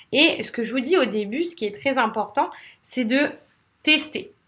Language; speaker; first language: French; native; French